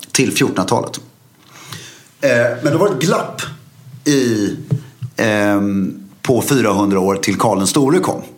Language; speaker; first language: Swedish; non-native, fluent; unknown